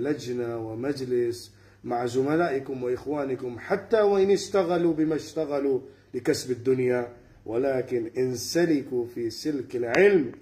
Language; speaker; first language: Arabic; non-native, fluent; Urdu